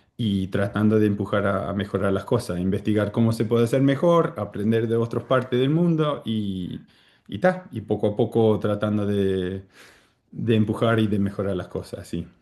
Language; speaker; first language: Spanish; early bilingual, heritage; Spanish